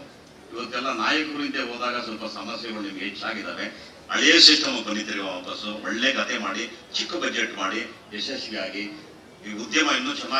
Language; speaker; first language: Kannada; native; Kannada